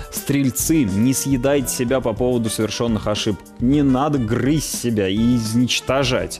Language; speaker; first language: Russian; native; Russian